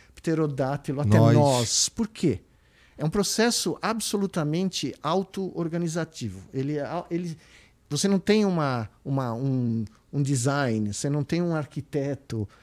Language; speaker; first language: Portuguese; native; Portuguese